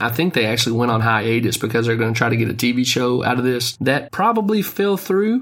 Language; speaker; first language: English; native; English